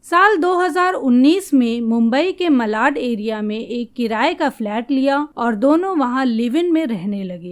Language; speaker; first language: Hindi; native; Hindi